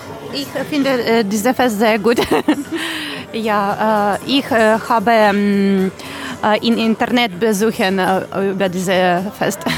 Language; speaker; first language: German; non-native, learner; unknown